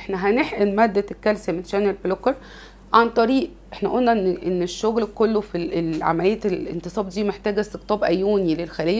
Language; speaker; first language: Arabic; native; Arabic